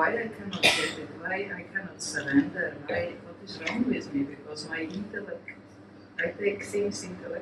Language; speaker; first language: English; non-native, fluent; Latvian